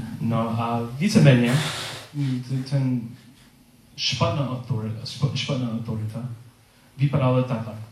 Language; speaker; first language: Czech; non-native, learner; English